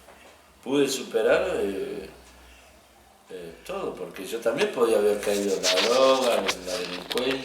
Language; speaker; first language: Spanish; native; Spanish